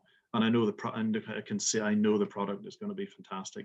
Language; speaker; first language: English; native; English